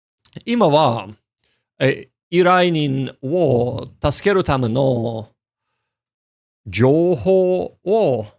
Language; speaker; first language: Japanese; non-native, learner; English